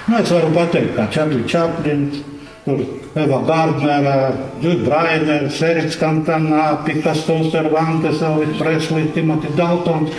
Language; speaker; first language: Latvian; non-native, local second language; Romany